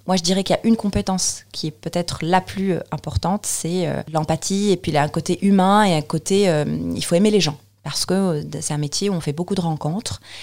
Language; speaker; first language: French; non-native, local second language; Arabic